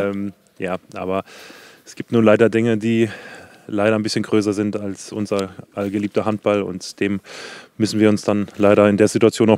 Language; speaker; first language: German; native; German